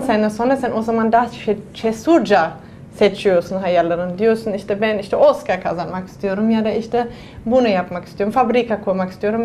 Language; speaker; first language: Turkish; non-native, fluent; German